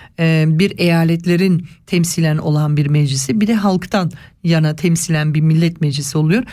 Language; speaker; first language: Turkish; early bilingual, heritage; Turkish